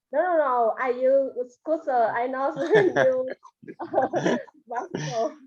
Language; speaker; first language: English; non-native, learner; Vietnamese